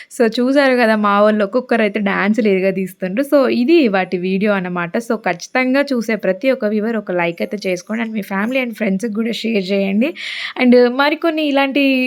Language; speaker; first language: Telugu; non-native, local second language; Lambadi